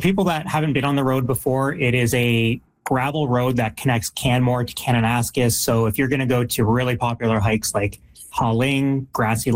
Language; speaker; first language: English; native; English